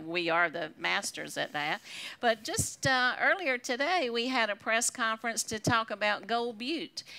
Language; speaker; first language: English; native; English